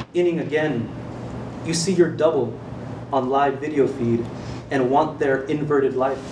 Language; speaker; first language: English; native; English